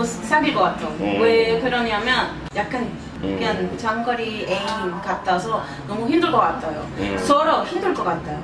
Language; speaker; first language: Korean; non-native, fluent; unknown